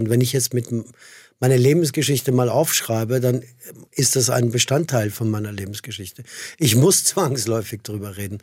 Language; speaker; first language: German; non-native, fluent; Persian